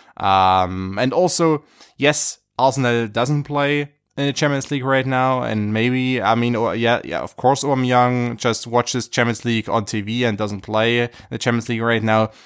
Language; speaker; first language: English; non-native, fluent; German